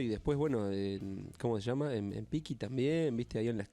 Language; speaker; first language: Spanish; native; Spanish